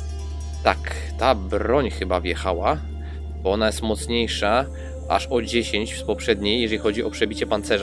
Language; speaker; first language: Polish; native; Polish